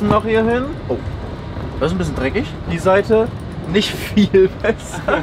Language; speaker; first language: German; native; German